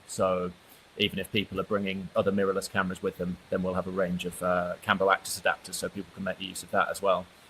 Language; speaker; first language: English; native; English